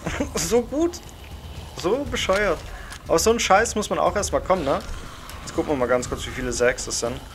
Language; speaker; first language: German; native; German